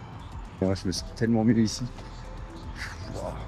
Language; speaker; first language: French; native; French